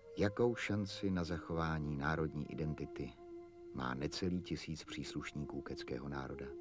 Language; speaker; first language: Czech; native; Czech